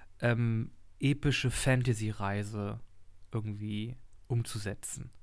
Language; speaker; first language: German; native; German